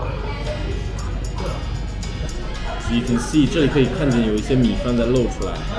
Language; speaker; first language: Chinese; early bilingual, heritage; Chinese